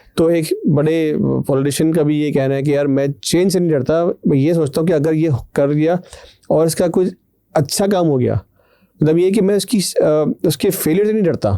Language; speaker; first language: Urdu; native; Urdu